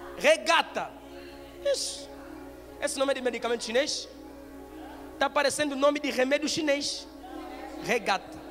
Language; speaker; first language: Portuguese; non-native, fluent; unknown